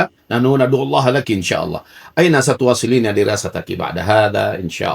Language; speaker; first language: Arabic; non-native, fluent; Indonesian